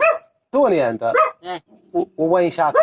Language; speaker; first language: Chinese; non-native, fluent; English